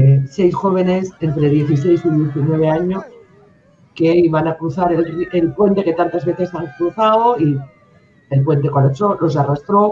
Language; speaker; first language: Spanish; native; Spanish